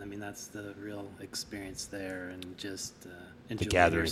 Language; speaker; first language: English; native; English